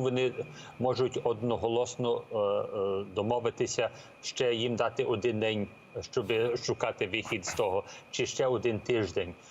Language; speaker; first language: Ukrainian; early bilingual, heritage; Ukrainian